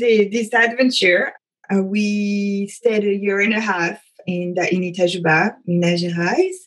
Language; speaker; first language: English; non-native, fluent; French